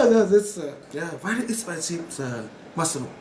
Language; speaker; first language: English; non-native, learner; Vietnamese